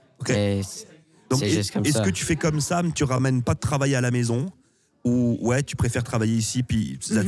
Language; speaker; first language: French; native; French